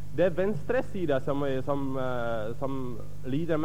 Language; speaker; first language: Norwegian; non-native, fluent; Czech